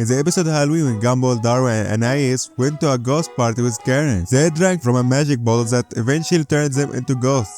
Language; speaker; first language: English; non-native, fluent; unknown